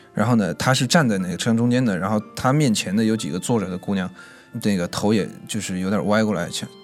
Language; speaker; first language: Chinese; native; Chinese